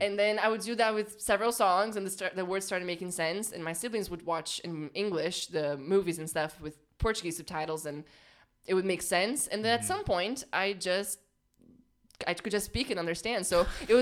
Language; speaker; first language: English; non-native, fluent; Portuguese